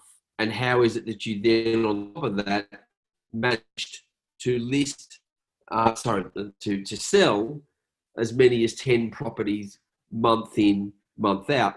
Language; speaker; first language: English; native; English